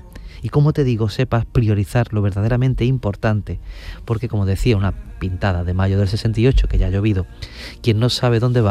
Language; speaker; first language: Spanish; native; Spanish